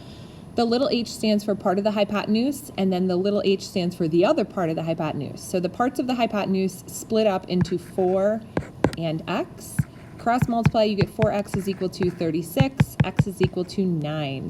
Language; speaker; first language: English; native; English